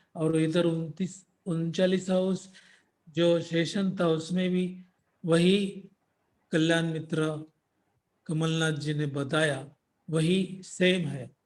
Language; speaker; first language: Hindi; non-native, local second language; Marathi